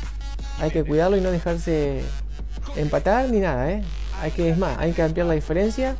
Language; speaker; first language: Spanish; native; Spanish